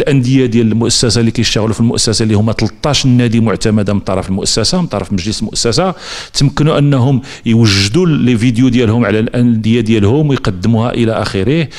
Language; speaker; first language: Arabic; native; Arabic